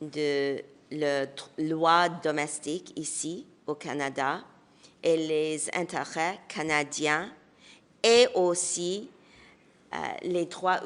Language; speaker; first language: French; non-native, local second language; English